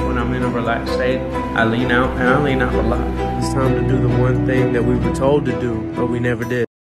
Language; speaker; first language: English; native; English